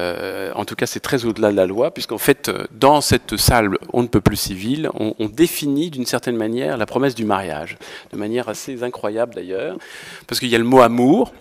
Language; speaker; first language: French; native; French